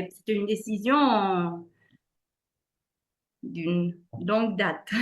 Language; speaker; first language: French; non-native, fluent; Spanish